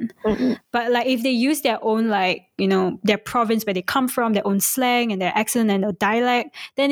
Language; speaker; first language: English; native; English